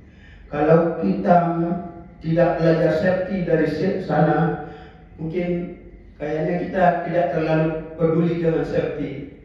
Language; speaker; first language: Indonesian; native; Indonesian